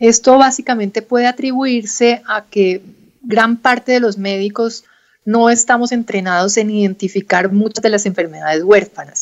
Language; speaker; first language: Spanish; native; Spanish